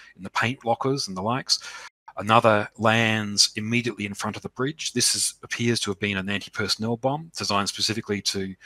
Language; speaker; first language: English; native; English